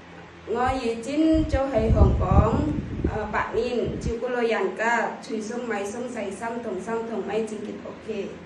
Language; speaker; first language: Cantonese; non-native, learner; Indonesian